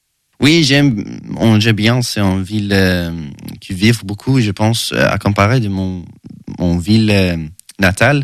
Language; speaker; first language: French; non-native, learner; Swedish